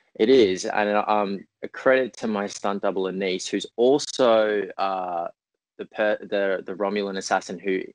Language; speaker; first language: English; native; English